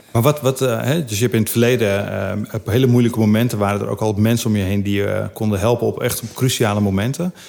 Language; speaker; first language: Dutch; native; Dutch